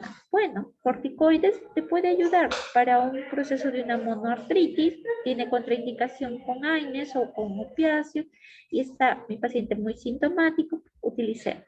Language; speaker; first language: Spanish; native; Spanish